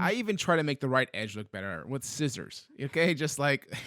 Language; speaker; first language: English; native; English